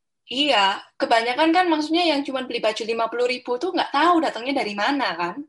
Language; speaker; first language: Indonesian; native; Indonesian